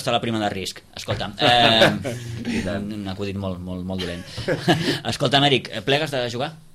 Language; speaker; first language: Catalan; native; Catalan